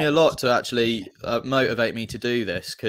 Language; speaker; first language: English; native; English